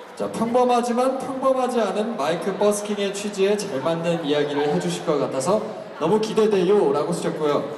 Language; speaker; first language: Korean; native; Korean